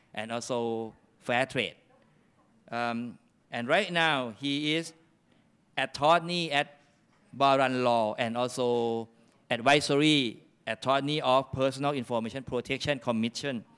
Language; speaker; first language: English; non-native, fluent; Thai